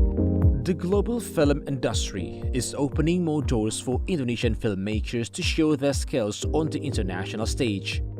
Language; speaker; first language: English; non-native, fluent; Indonesian